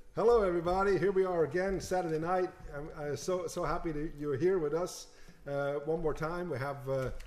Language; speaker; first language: English; non-native, fluent; German